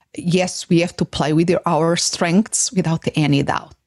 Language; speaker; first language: English; non-native, fluent; Portuguese